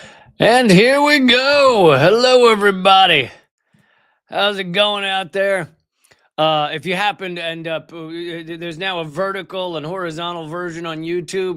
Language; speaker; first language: English; native; English